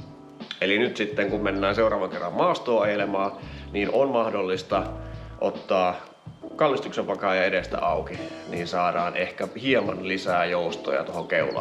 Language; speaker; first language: Finnish; native; Finnish